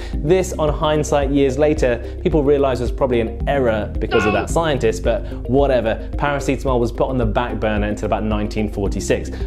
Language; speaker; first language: English; native; English